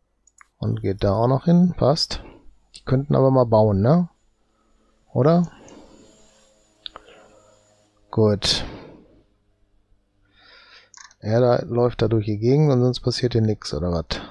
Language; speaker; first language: German; native; German